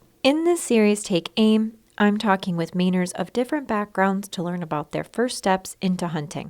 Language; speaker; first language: English; native; English